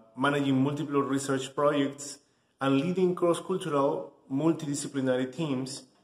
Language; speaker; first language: English; non-native, fluent; Spanish